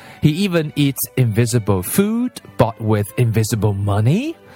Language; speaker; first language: English; non-native, fluent; Chinese